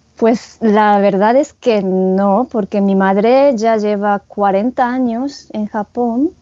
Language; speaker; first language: Spanish; early bilingual, heritage; Japanese